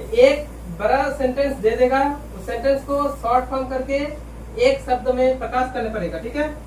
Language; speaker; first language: Hindi; non-native, local second language; Bangla